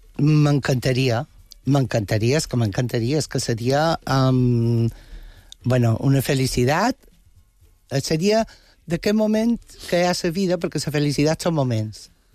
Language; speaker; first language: Catalan; non-native, local second language; Spanish